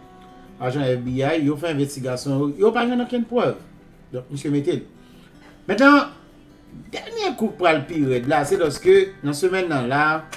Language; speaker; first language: Haitian Creole; native; Haitian Creole